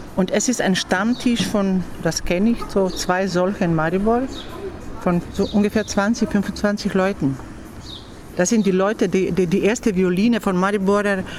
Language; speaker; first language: German; non-native, fluent; Slovenian